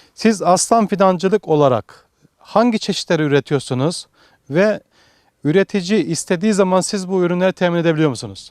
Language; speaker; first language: Turkish; native; Turkish